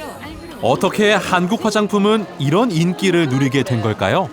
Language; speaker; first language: Korean; native; Korean